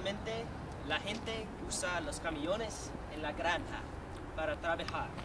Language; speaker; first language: Spanish; non-native, learner; English